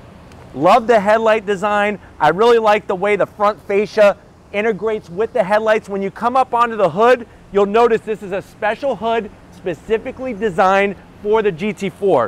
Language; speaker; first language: English; native; English